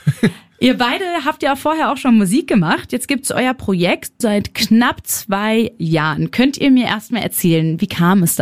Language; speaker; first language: German; native; German